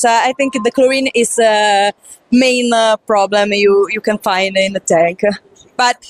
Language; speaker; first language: English; non-native, fluent; Italian